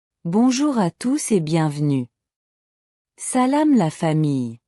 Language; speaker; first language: French; non-native, local second language; Arabic